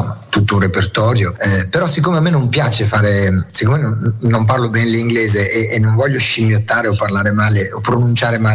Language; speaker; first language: Italian; native; Italian